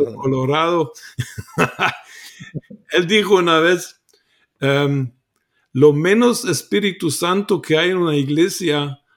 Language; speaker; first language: Spanish; non-native, fluent; German